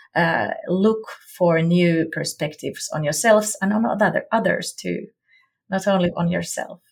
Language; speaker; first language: English; non-native, fluent; Finnish